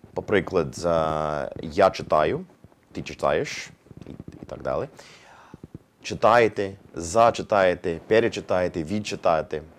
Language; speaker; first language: Ukrainian; non-native, learner; English